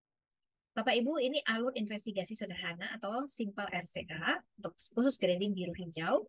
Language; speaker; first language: Indonesian; native; Indonesian